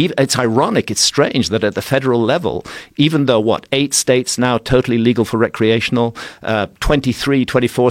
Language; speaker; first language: English; native; English